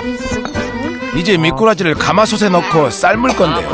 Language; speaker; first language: Korean; native; Korean